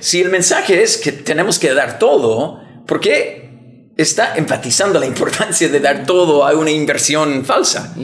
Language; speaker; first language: Spanish; non-native, fluent; English